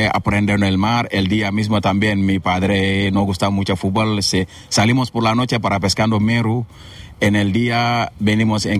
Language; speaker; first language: Spanish; non-native, learner; Wolof